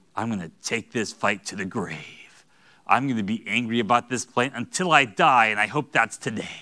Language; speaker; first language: English; native; English